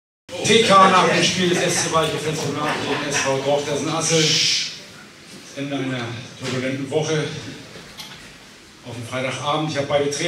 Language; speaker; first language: German; native; German